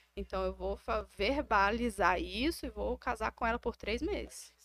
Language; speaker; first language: Portuguese; native; Portuguese